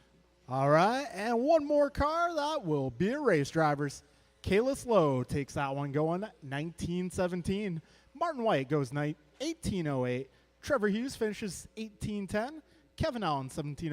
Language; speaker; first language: English; native; English